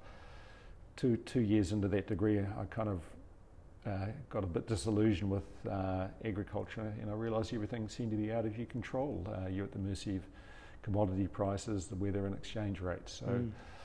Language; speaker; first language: English; native; English